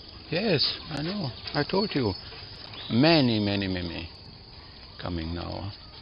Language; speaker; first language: English; non-native, learner; German